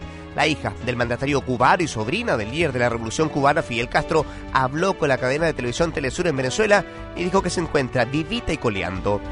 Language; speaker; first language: Spanish; native; Spanish